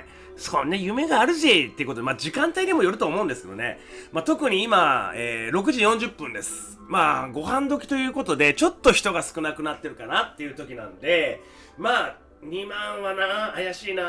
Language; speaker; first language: Japanese; native; Japanese